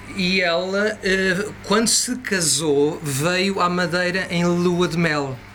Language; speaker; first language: Portuguese; native; Portuguese